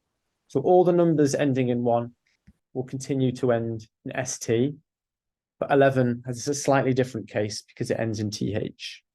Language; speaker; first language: English; native; English